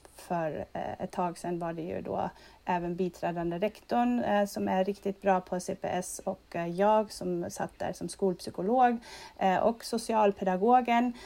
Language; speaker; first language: Swedish; non-native, fluent; German